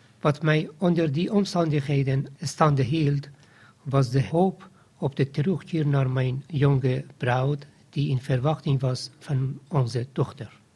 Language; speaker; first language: Dutch; non-native, fluent; Persian